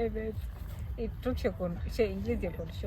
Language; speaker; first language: Turkish; non-native, fluent; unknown